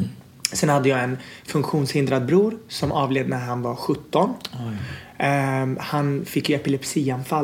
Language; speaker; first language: Swedish; native; Swedish